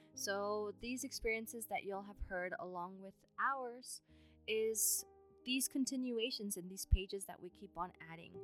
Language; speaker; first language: English; early bilingual, other home language; Spanish